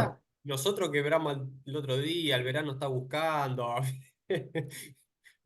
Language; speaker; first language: Spanish; native; Spanish